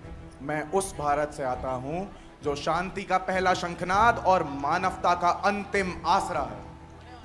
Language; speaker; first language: Hindi; native; Hindi